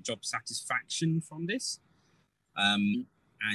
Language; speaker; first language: English; native; English